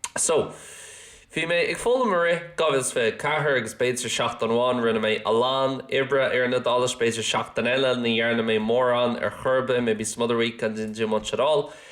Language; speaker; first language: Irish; non-native, local second language; English